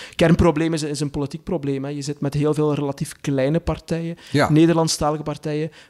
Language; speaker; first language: Dutch; native; Dutch